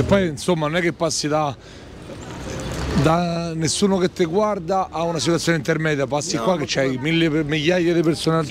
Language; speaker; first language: Italian; native; Italian